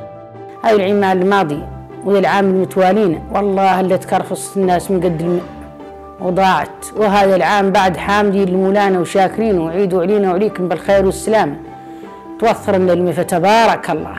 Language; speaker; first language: Arabic; native; Arabic